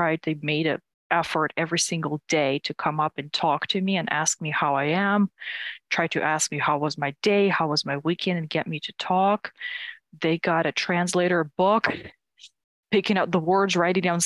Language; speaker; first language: English; non-native, fluent; Ukrainian